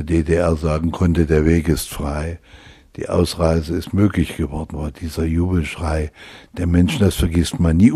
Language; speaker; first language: German; native; German